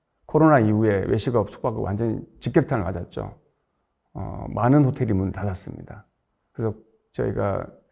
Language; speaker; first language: Korean; native; Korean